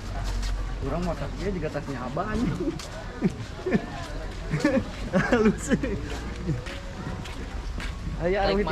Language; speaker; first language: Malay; non-native, local second language; Sundanese